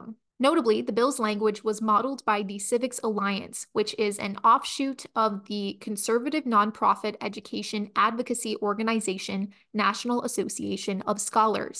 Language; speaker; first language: English; native; English